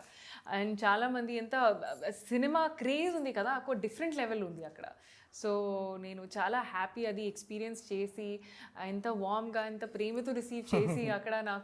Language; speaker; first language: Telugu; non-native, local second language; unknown